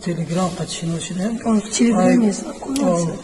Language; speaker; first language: Russian; non-native, learner; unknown